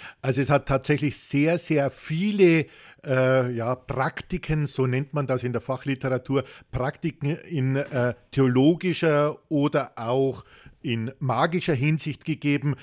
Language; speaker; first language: German; native; German